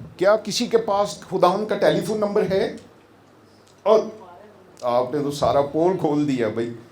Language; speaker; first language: Urdu; non-native, local second language; Punjabi